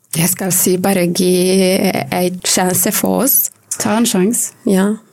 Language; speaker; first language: Norwegian; non-native, learner; Romanian